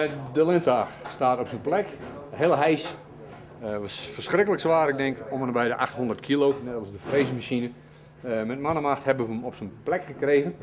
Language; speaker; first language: Dutch; native; Dutch